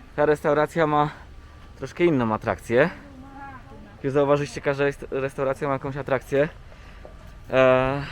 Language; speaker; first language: Polish; native; Polish